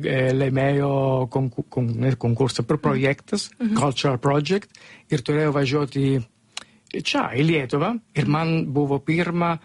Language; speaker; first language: Lithuanian; non-native, learner; Italian